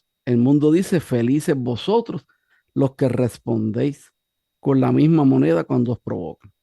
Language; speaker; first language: Spanish; native; Spanish